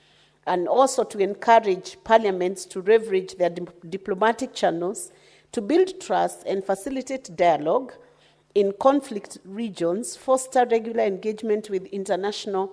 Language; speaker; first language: English; non-native, local second language; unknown